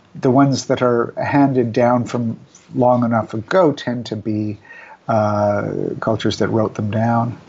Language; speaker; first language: English; native; English